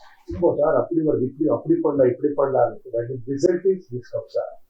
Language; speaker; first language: Tamil; non-native, learner; Kannada